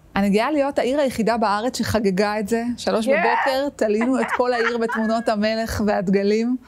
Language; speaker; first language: Hebrew; native; Hebrew